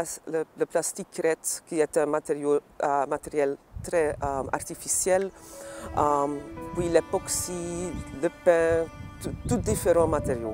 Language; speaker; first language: French; non-native, local second language; Dutch